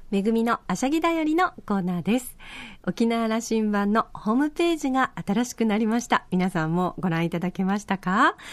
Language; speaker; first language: Japanese; native; Japanese